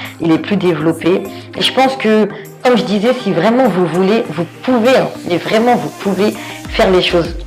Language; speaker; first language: French; early bilingual, other home language; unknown